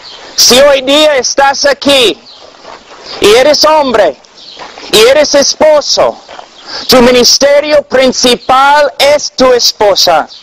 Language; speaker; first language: Spanish; non-native, fluent; English